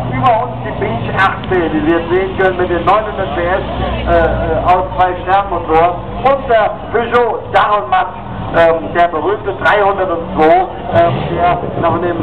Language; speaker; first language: German; native; German